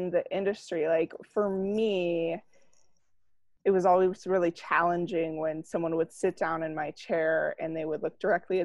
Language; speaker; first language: English; native; English